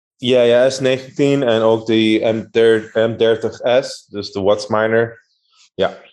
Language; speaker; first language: Dutch; non-native, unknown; Spanish